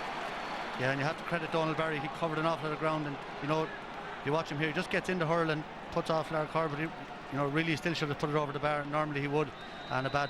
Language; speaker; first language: English; native; English